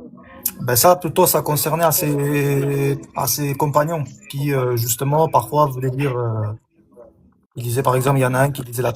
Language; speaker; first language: French; native; French